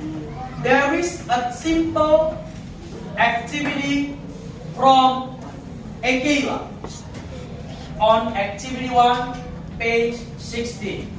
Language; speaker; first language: English; non-native, learner; Indonesian